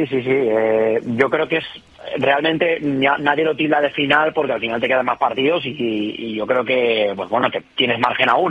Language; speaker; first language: Spanish; native; Spanish